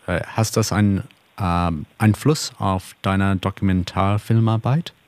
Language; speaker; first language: German; non-native, learner; English